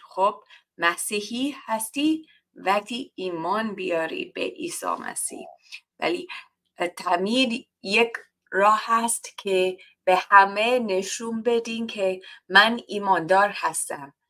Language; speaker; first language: Persian; non-native, learner; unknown